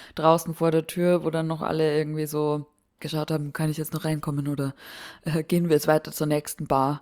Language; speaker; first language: German; native; German